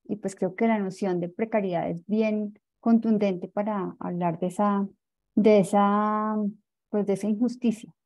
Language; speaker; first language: Spanish; native; Spanish